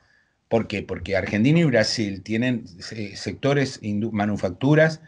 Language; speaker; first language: Spanish; native; Spanish